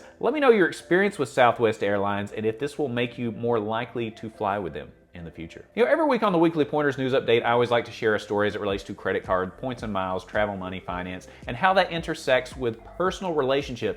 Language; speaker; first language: English; native; English